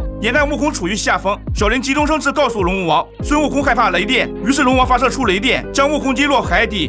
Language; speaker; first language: Chinese; native; Chinese